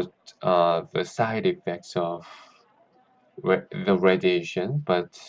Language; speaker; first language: English; non-native, learner; Korean